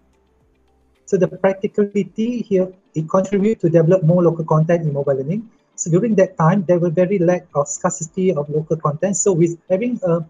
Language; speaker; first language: English; non-native, local second language; Malay